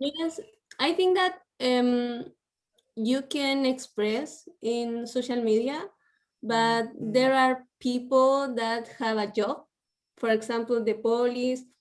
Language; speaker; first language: English; non-native, learner; Spanish